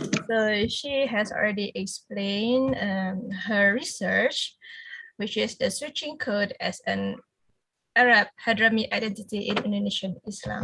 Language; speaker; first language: English; non-native, fluent; Indonesian